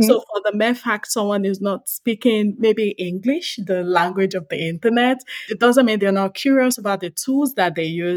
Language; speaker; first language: English; non-native, local second language; Yoruba